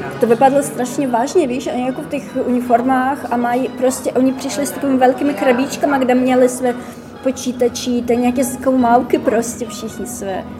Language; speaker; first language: Czech; non-native, fluent; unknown